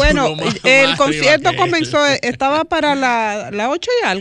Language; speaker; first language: Spanish; native; Spanish